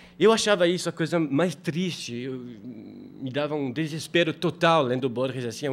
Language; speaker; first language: Portuguese; non-native, fluent; French